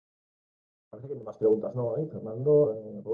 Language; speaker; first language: Spanish; native; Spanish